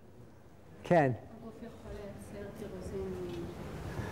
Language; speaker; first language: Hebrew; native; Hebrew